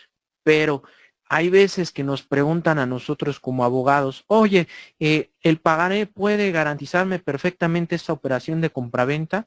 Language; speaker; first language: Spanish; native; Spanish